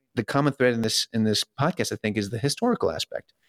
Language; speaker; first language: English; early bilingual, other home language; Russian